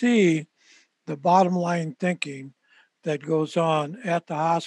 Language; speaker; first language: English; native; English